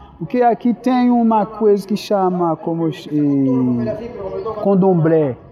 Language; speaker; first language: Portuguese; non-native, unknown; Haitian Creole